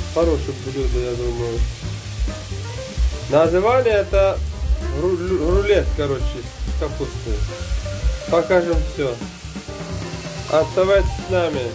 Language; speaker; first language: Russian; non-native, local second language; Uzbek